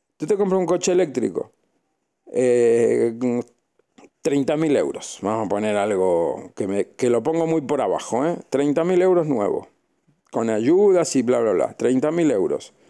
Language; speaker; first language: Spanish; native; Spanish